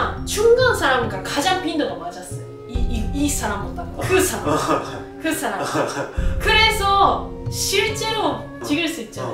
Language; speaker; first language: Korean; non-native, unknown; Japanese